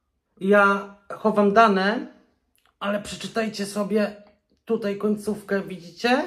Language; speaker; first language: Polish; native; Polish